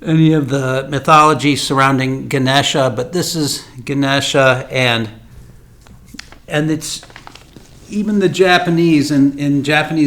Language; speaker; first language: English; native; English